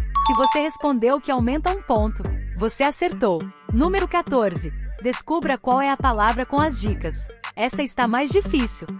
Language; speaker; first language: Portuguese; native; Portuguese